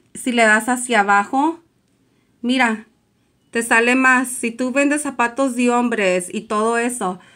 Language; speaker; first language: Spanish; early bilingual, heritage; Spanish